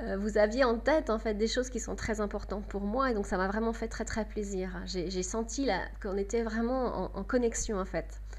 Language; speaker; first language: French; native; French